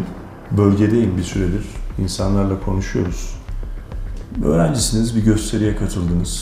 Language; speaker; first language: Turkish; native; Turkish